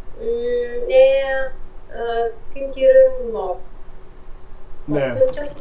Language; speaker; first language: Korean; non-native, learner; Vietnamese